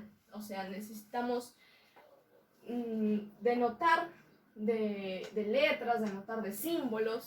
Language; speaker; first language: Spanish; native; Spanish